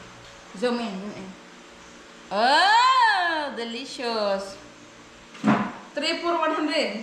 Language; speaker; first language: English; non-native, local second language; Cebuano